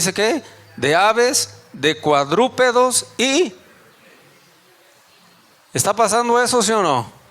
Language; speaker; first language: Spanish; native; Spanish